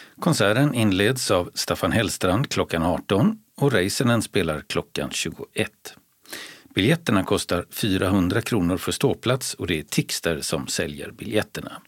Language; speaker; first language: Swedish; native; Swedish